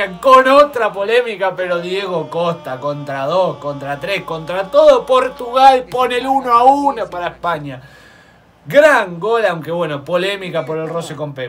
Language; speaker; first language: Spanish; native; Spanish